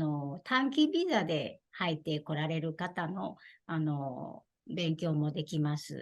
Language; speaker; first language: Japanese; non-native, fluent; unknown